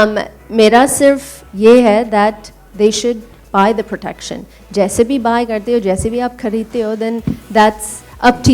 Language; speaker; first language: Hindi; non-native, learner; English